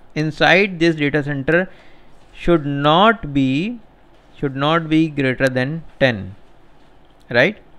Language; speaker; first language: English; non-native, local second language; Hindi